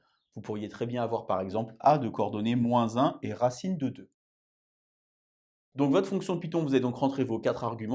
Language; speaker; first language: French; native; French